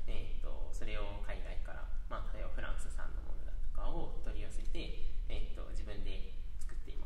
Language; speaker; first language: Japanese; native; Japanese